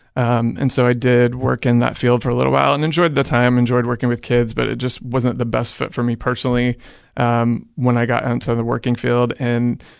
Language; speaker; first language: English; native; English